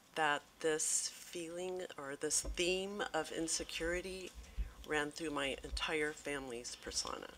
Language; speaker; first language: English; native; English